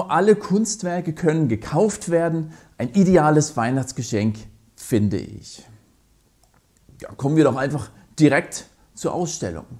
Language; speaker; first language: German; native; German